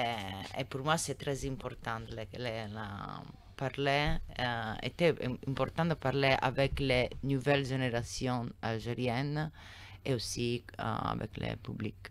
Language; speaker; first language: French; non-native, learner; Italian